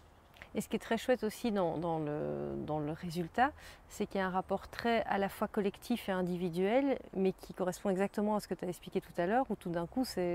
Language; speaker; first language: French; native; French